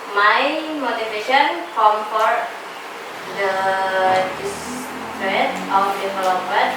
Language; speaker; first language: English; non-native, learner; Indonesian